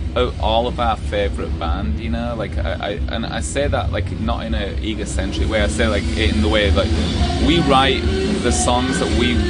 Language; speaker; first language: English; native; English